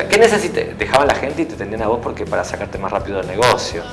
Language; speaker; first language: Spanish; native; Spanish